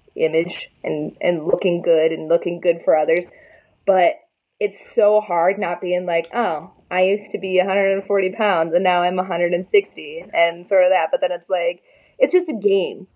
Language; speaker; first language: English; native; English